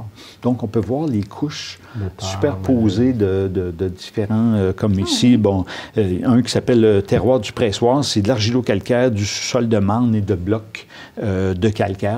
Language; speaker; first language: French; native; French